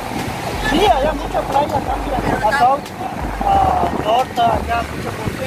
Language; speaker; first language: Spanish; non-native, learner; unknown